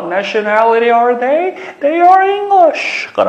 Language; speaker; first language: English; non-native, fluent; Uyghur